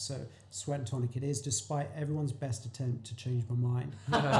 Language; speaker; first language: English; native; English